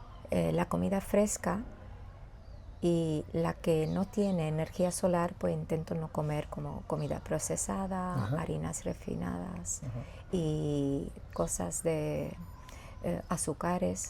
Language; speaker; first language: Spanish; non-native, fluent; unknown